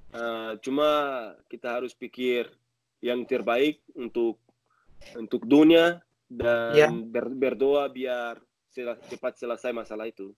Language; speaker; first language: Indonesian; non-native, learner; Portuguese